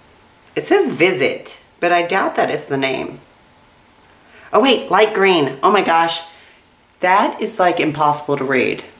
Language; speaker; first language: English; native; English